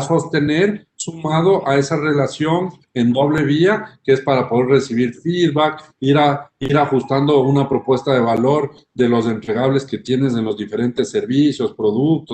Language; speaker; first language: Spanish; native; Spanish